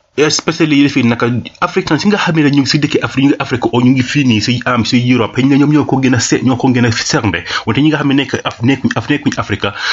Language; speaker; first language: Wolof; non-native, local second language; Serer